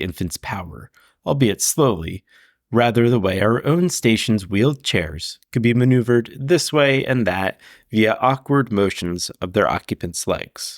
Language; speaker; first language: English; native; English